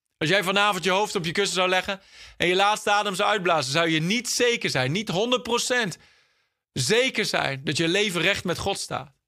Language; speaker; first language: Dutch; non-native, fluent; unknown